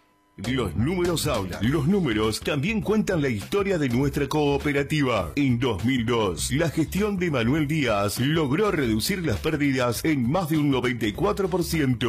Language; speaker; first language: Spanish; native; Spanish